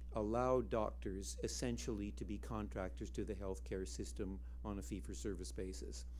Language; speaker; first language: English; native; English